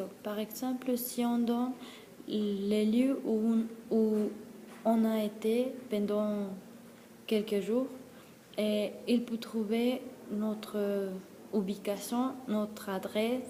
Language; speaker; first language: French; non-native, learner; Spanish